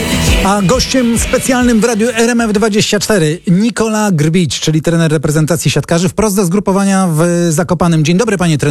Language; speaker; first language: Polish; native; Polish